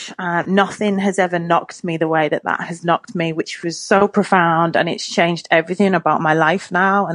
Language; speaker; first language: English; native; English